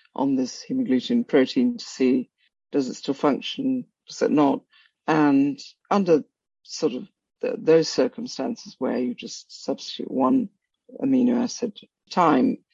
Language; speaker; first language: English; non-native, local second language; Bangla